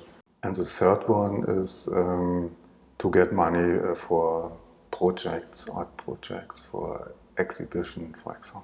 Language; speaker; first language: English; non-native, learner; German